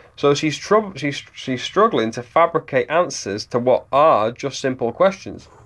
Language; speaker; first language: English; native; English